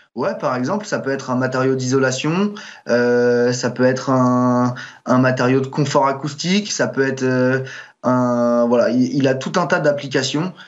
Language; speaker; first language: French; native; French